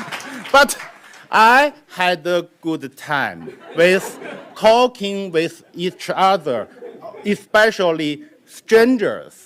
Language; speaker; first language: English; non-native, learner; Chinese